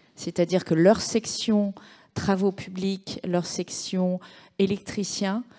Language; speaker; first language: French; native; French